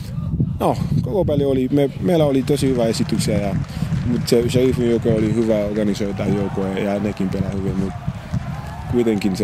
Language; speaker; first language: Finnish; non-native, learner; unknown